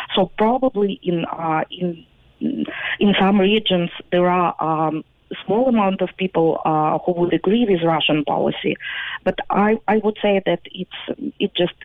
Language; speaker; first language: English; non-native, fluent; Ukrainian